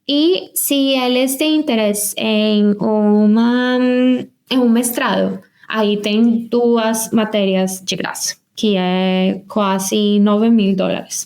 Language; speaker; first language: Portuguese; non-native, fluent; Spanish